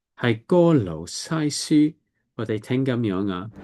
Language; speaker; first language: Cantonese; non-native, learner; English